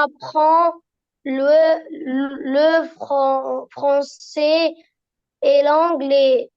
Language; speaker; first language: French; non-native, learner; Arabic